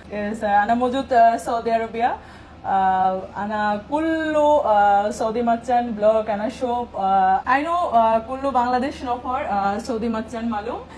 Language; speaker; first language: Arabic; non-native, learner; Bangla